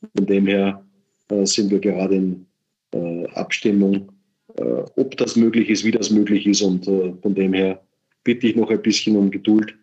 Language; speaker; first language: German; native; German